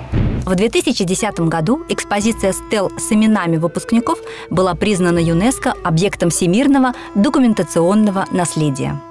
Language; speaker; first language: Russian; native; Russian